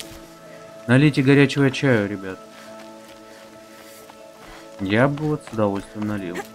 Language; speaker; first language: Russian; native; Russian